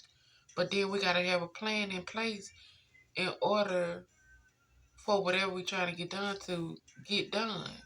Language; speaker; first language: English; native; English